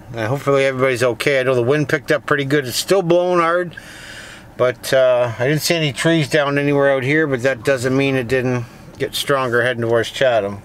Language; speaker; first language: English; native; English